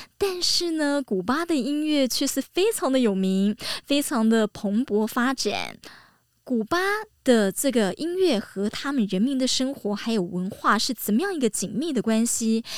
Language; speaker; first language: Chinese; native; Chinese